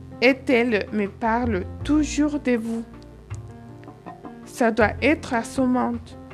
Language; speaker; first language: French; non-native, fluent; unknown